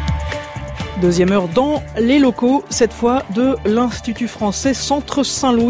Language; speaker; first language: French; native; French